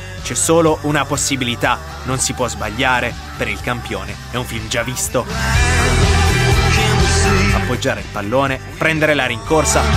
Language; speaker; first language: Italian; native; Italian